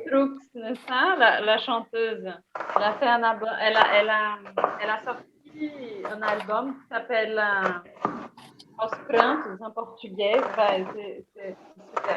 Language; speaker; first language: French; non-native, fluent; Portuguese